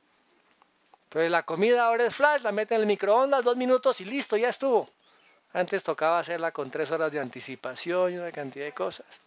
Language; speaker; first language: Spanish; native; Spanish